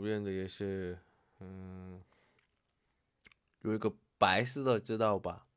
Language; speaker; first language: Chinese; non-native, learner; Korean